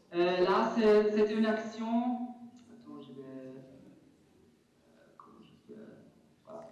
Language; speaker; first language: French; non-native, fluent; German